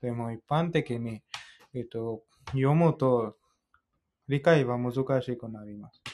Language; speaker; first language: Japanese; non-native, fluent; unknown